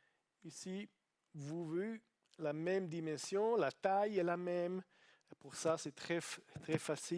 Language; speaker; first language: French; non-native, learner; Italian